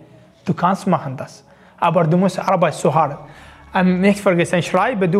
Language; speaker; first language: German; non-native, local second language; Arabic